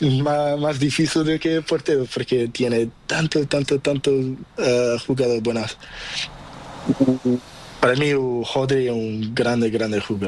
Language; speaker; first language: Spanish; non-native, learner; Portuguese